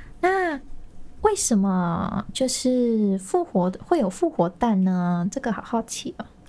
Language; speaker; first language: Chinese; native; Chinese